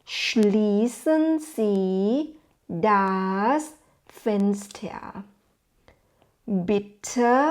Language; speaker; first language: German; non-native, fluent; Thai